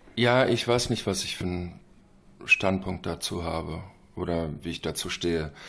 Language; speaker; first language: German; non-native, fluent; English